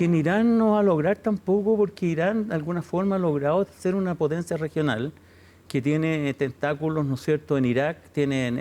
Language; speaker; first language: Spanish; native; Spanish